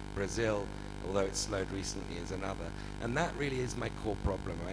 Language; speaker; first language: English; native; English